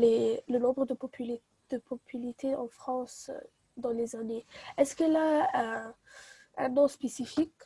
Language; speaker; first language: French; non-native, learner; Arabic